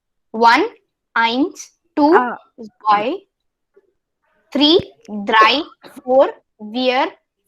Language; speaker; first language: German; non-native, learner; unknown